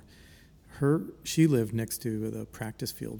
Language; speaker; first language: English; native; English